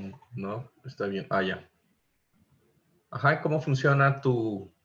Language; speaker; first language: Spanish; native; Spanish